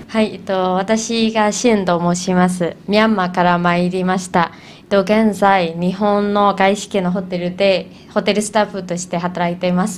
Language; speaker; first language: Japanese; non-native, fluent; Burmese